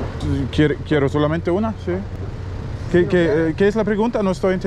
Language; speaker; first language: Spanish; non-native, learner; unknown